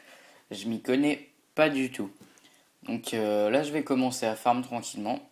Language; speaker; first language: French; native; French